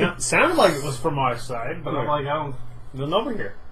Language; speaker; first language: English; native; English